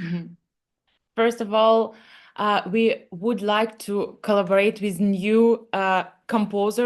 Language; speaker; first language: English; non-native, learner; Russian